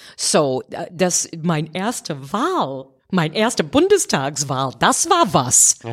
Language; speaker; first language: German; non-native, fluent; English